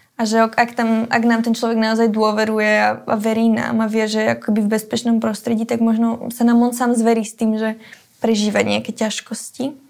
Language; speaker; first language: Slovak; native; Slovak